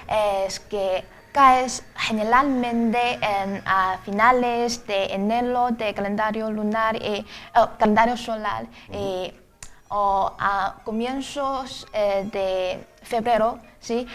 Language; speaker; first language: Spanish; non-native, fluent; Chinese